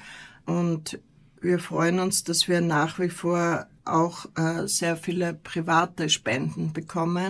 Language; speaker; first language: German; native; German